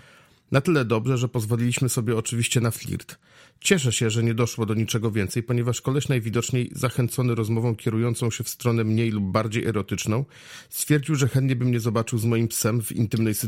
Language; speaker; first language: Polish; native; Polish